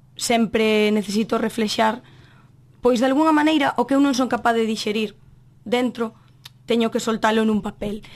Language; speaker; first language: Galician; native; Galician